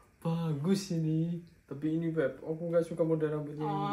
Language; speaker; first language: Indonesian; native; Indonesian